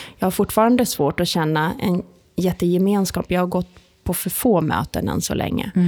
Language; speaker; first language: Swedish; early bilingual, other home language; Italian